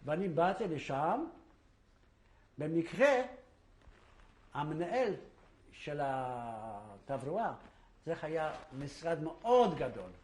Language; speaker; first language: Hebrew; non-native, fluent; Yiddish